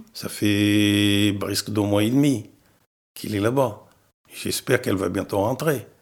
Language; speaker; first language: French; non-native, fluent; Arabic